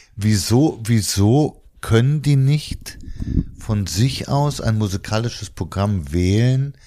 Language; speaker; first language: German; non-native, fluent; Bulgarian